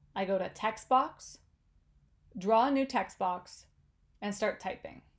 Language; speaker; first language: English; native; English